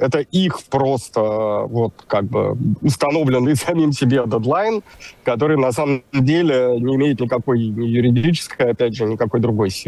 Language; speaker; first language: Russian; native; Russian